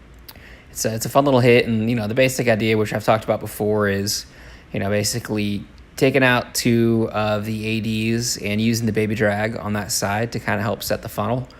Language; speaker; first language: English; native; English